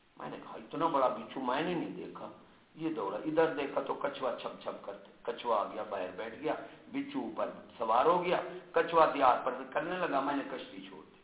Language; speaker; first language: Urdu; non-native, local second language; Punjabi